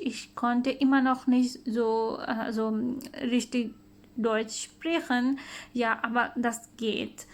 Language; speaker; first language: German; non-native, learner; Urdu